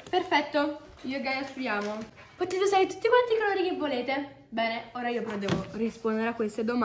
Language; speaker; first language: Italian; native; Italian